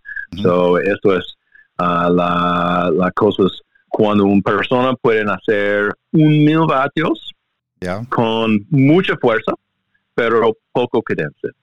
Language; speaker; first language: Spanish; non-native, learner; English